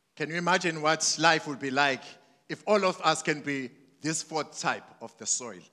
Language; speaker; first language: English; non-native, local second language; Zulu